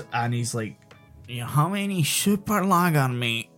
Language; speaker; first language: English; native; English